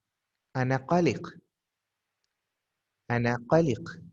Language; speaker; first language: Arabic; non-native, fluent; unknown